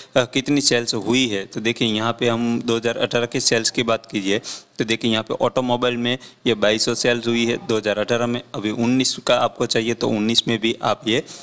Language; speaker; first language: Hindi; non-native, local second language; Gujarati